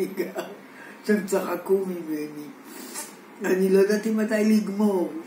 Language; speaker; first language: Hebrew; non-native, fluent; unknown